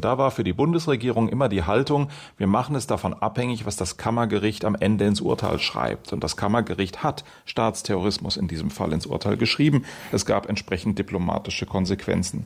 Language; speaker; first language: German; native; German